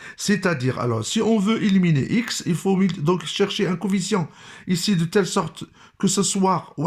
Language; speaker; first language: French; non-native, local second language; Arabic